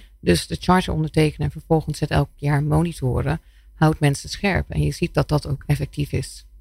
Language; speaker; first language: Dutch; non-native, fluent; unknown